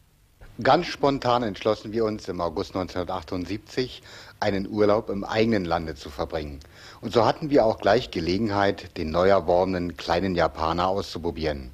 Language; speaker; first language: German; native; German